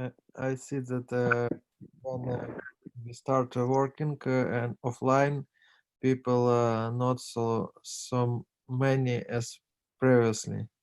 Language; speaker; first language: English; non-native, learner; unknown